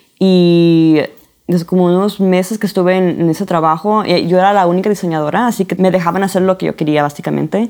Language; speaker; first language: Spanish; early bilingual, heritage; Spanish